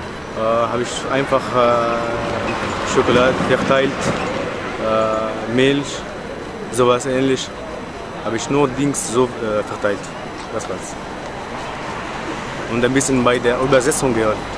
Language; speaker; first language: German; non-native, learner; Arabic